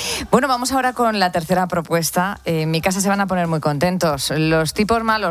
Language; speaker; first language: Spanish; native; Spanish